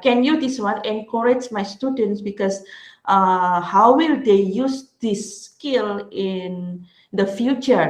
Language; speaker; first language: English; non-native, learner; Indonesian